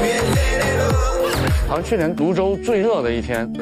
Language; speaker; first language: Chinese; native; Chinese